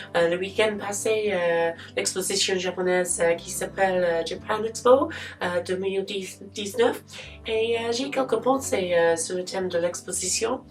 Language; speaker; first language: French; non-native, learner; English